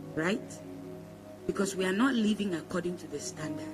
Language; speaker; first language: English; non-native, local second language; Igbo